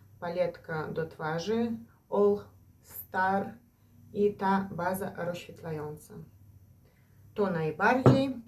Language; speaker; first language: Polish; non-native, fluent; Ukrainian